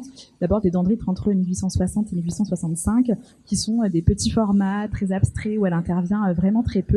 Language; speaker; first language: French; native; French